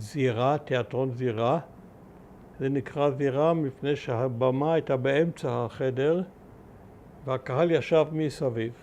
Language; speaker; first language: Hebrew; early bilingual, other home language; German